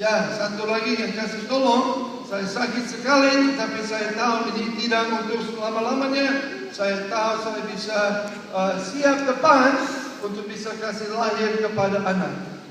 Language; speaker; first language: Indonesian; non-native, learner; English